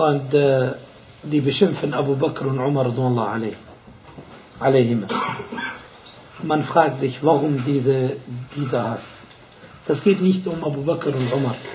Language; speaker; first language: German; non-native, fluent; Arabic